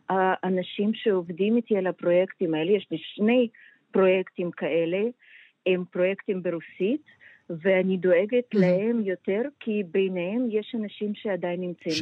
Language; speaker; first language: Hebrew; non-native, fluent; Russian